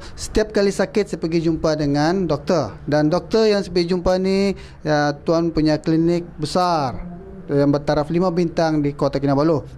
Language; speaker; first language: Malay; native; Malay